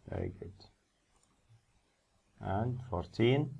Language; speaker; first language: English; non-native, fluent; Arabic